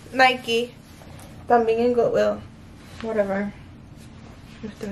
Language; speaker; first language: Spanish; early bilingual, heritage; Spanish